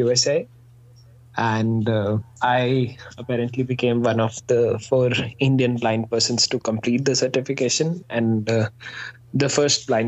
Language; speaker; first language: English; non-native, local second language; Hindi